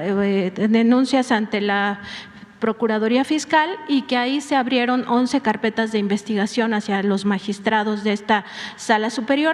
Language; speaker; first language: Spanish; native; Spanish